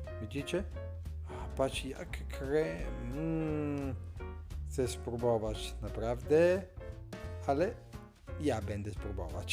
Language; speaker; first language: Polish; non-native, learner; Italian